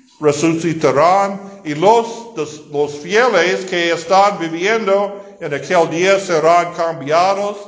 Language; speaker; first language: Spanish; non-native, fluent; English